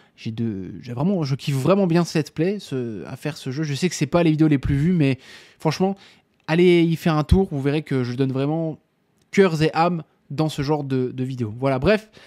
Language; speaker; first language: French; native; French